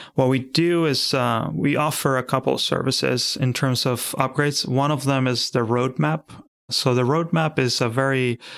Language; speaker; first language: English; non-native, fluent; Spanish